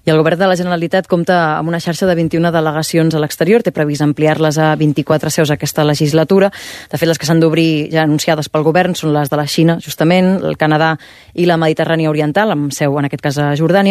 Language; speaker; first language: Catalan; native; Catalan